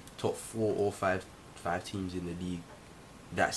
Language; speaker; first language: English; native; English